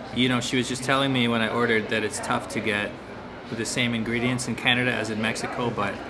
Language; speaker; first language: English; native; English